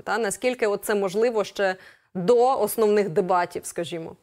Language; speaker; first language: Ukrainian; native; Ukrainian